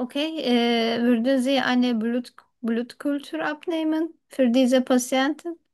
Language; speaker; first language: German; non-native, learner; Turkish